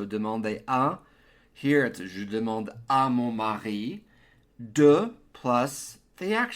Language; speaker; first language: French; non-native, fluent; English